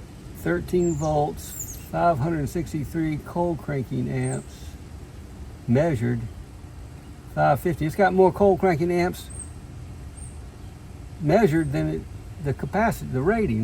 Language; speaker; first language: English; native; English